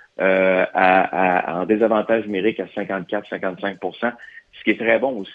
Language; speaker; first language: French; native; French